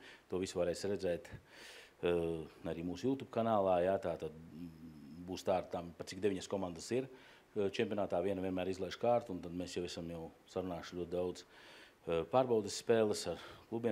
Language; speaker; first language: Latvian; native; Latvian